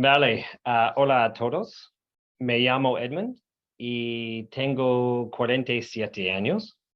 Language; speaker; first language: Spanish; non-native, learner; English